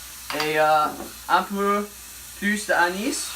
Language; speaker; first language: French; non-native, learner; English